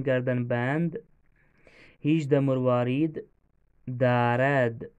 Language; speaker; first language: Persian; non-native, fluent; Urdu